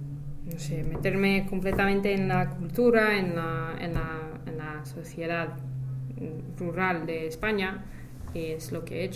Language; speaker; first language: Spanish; non-native, fluent; English